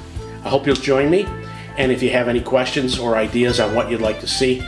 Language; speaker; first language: English; native; English